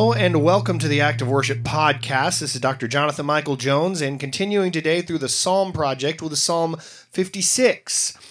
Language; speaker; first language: English; native; English